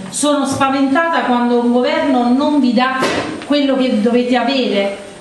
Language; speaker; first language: Italian; native; Italian